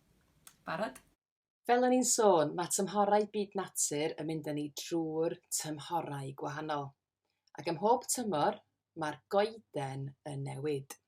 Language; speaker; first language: Welsh; native; Welsh